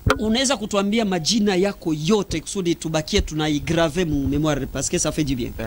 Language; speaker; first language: Swahili; native; Swahili